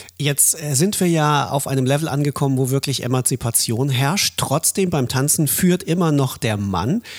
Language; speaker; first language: German; native; German